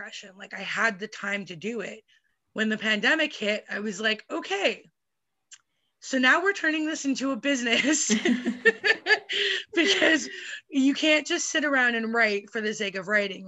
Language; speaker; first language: English; native; English